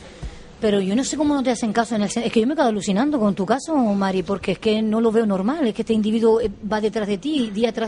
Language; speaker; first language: Spanish; native; Spanish